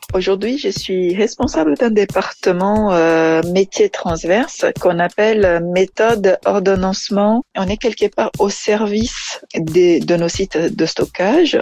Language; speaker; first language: French; non-native, fluent; Portuguese